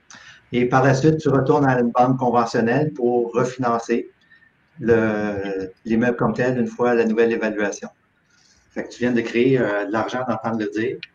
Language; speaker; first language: French; native; French